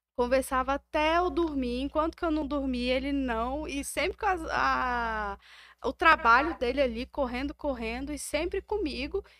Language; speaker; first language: Portuguese; native; Portuguese